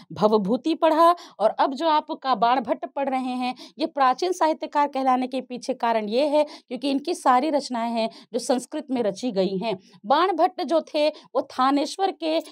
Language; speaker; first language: Hindi; native; Hindi